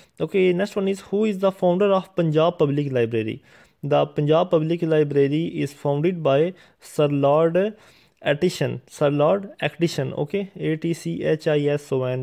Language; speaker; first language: English; non-native, local second language; Urdu